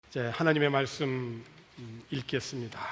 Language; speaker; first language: Korean; native; Korean